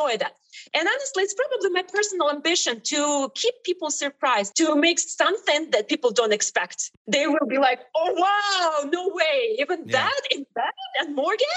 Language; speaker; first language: English; non-native, fluent; Ukrainian